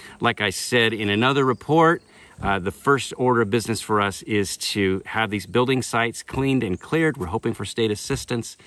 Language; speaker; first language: English; native; English